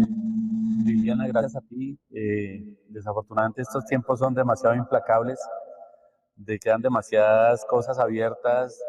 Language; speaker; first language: Spanish; native; Spanish